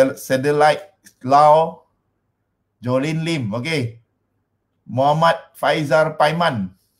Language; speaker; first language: Malay; non-native, local second language; Min Nan Chinese